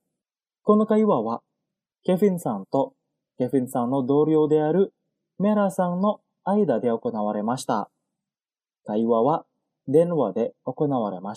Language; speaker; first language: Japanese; non-native, fluent; Indonesian